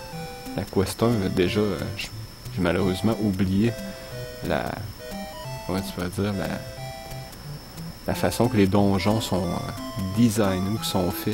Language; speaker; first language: French; native; French